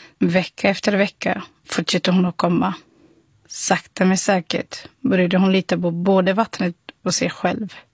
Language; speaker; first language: Swedish; non-native, fluent; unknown